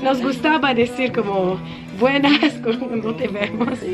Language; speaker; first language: Spanish; non-native, learner; French